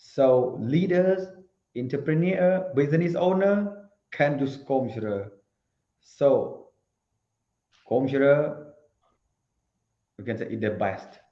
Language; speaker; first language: English; non-native, learner; Khmer